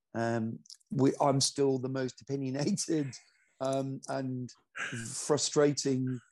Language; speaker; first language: English; native; English